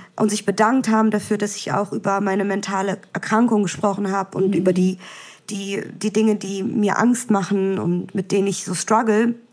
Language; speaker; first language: German; early bilingual, other home language; Vietnamese